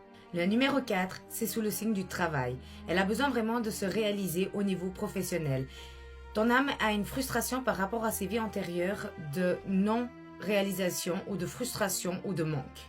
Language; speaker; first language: French; native; French